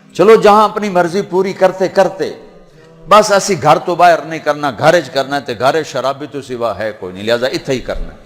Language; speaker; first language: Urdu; non-native, local second language; Punjabi